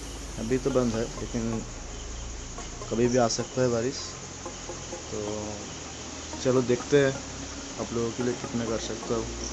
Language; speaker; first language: Hindi; non-native, local second language; Bangla